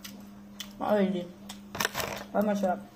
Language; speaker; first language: Filipino; native; Filipino